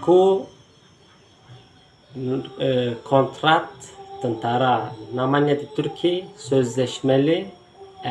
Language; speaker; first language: Indonesian; non-native, learner; Turkish